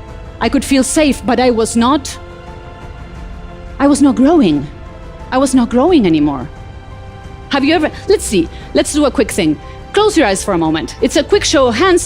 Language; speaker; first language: English; non-native, fluent; Spanish